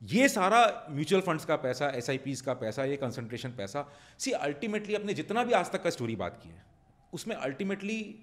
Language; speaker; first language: Hindi; non-native, local second language; Marwari